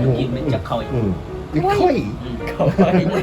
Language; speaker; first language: Japanese; non-native, learner; Thai